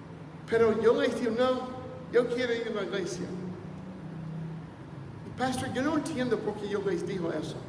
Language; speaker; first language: Spanish; non-native, fluent; English